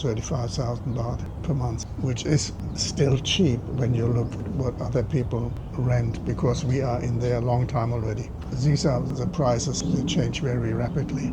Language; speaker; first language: English; non-native, fluent; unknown